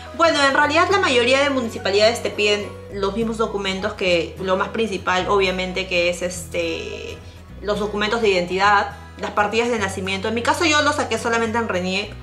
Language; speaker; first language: Spanish; native; Spanish